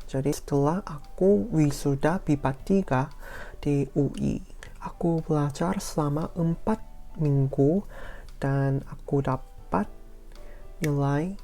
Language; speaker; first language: Indonesian; non-native, fluent; Korean